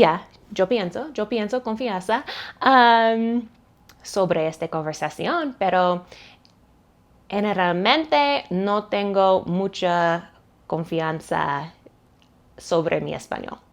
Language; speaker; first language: Spanish; non-native, learner; English